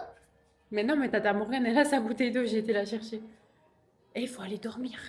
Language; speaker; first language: French; native; French